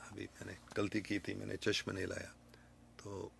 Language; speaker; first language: Hindi; non-native, fluent; English